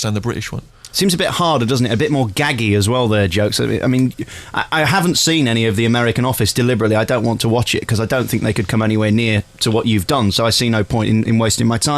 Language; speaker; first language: English; native; English